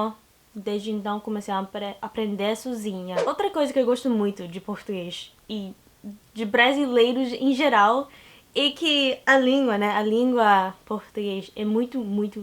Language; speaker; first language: Portuguese; non-native, learner; English